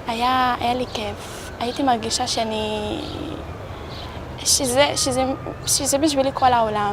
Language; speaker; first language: Hebrew; non-native, local second language; Arabic